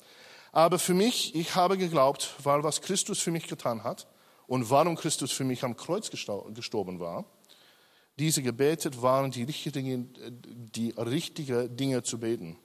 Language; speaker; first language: German; non-native, learner; English